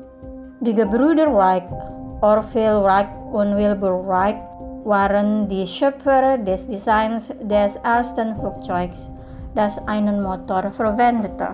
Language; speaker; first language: German; non-native, fluent; Indonesian